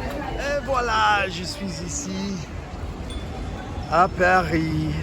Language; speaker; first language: French; non-native, learner; English